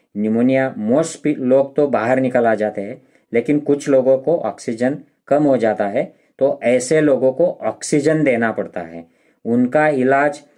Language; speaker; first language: Hindi; non-native, local second language; Marathi